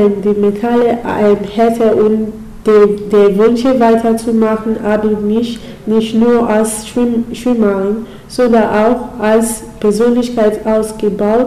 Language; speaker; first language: German; non-native, learner; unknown